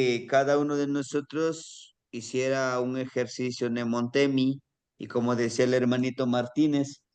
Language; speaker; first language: Spanish; native; Spanish